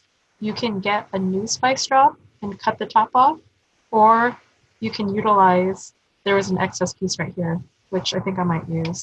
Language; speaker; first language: English; native; English